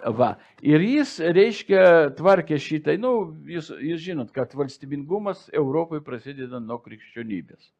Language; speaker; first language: Lithuanian; non-native, local second language; Russian